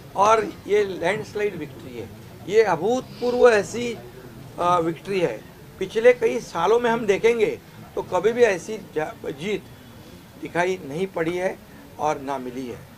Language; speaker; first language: Hindi; non-native, local second language; Marathi